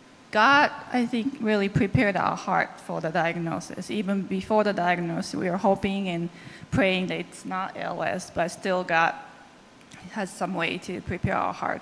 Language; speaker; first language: English; non-native, fluent; Japanese